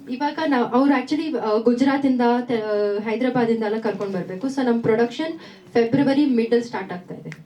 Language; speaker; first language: Kannada; non-native, local second language; Tamil